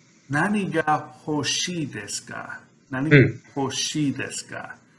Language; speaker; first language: Japanese; non-native, learner; English